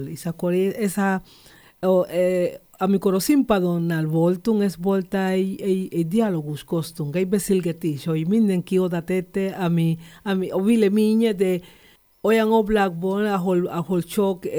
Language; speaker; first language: Hungarian; non-native, fluent; Spanish